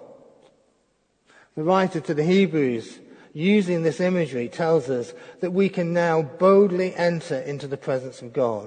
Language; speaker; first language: English; native; English